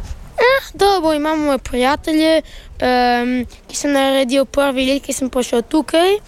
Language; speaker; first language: Slovenian; early bilingual, heritage; Italian